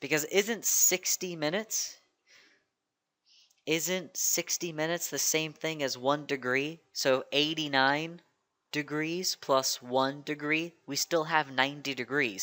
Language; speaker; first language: English; native; English